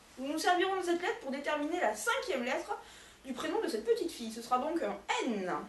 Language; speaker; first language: French; native; French